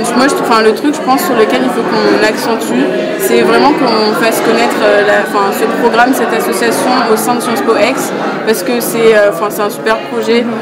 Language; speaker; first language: French; native; French